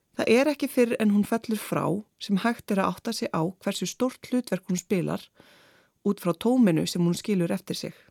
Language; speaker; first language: Icelandic; native; Icelandic